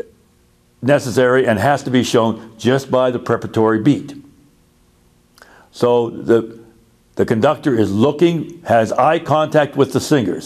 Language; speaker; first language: English; native; English